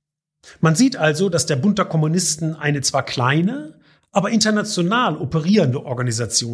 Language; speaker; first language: German; native; German